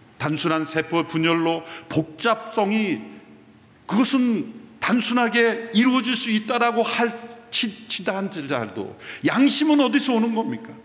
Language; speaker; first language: Korean; native; Korean